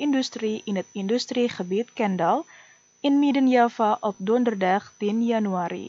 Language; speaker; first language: Dutch; non-native, fluent; Indonesian